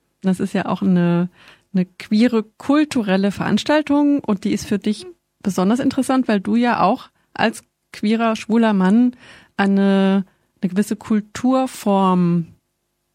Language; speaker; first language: German; native; German